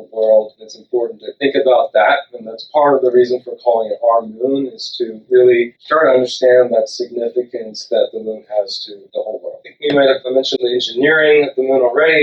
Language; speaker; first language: English; non-native, local second language; Sinhala